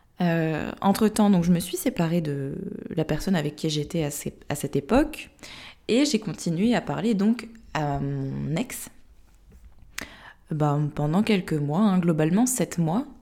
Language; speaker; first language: French; native; French